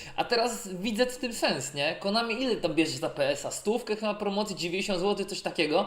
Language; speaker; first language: Polish; native; Polish